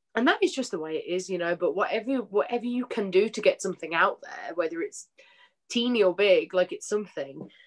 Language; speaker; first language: English; native; English